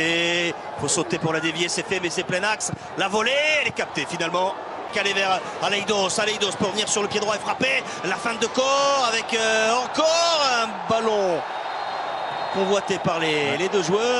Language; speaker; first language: French; native; French